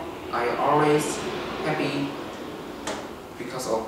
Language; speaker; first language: English; non-native, learner; Korean